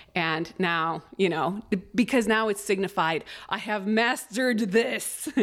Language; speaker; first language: English; early bilingual, other home language; Spanish